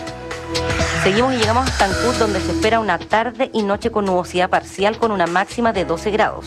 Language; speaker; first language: Spanish; native; Spanish